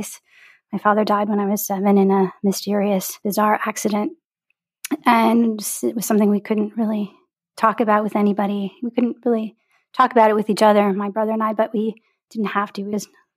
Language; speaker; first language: English; native; English